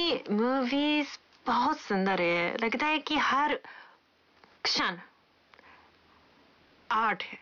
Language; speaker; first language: Hindi; non-native, fluent; Japanese